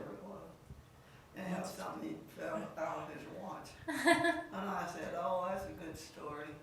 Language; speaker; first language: English; native; English